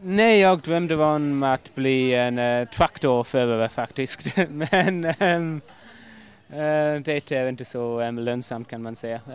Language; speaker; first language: Swedish; non-native, fluent; English